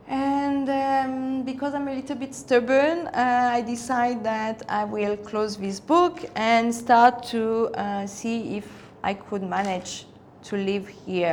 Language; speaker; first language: English; non-native, fluent; Spanish